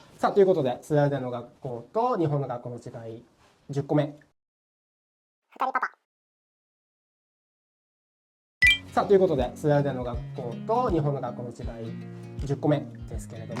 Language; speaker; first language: Japanese; native; Japanese